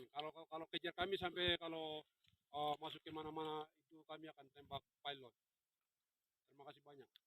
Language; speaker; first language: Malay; non-native, local second language; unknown